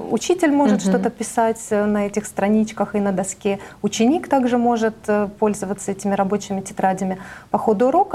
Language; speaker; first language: Russian; native; Russian